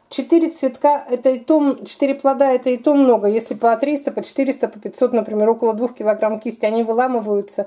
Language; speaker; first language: Russian; native; Russian